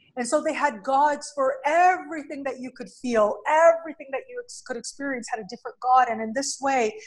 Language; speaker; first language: English; native; English